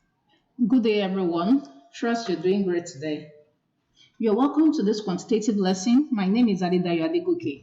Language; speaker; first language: English; non-native, local second language; Yoruba